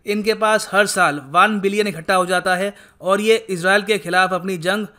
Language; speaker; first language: Hindi; native; Hindi